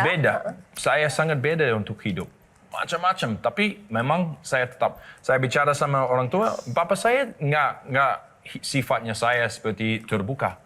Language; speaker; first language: Indonesian; non-native, learner; English